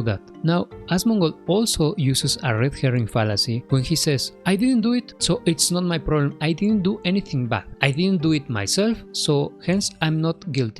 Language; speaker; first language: English; non-native, fluent; Spanish